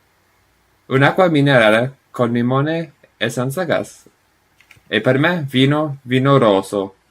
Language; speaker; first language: Italian; non-native, learner; English